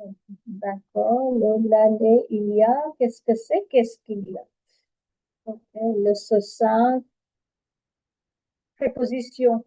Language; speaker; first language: French; non-native, fluent; Bangla